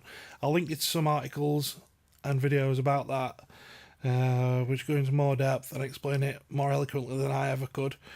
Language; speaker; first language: English; native; English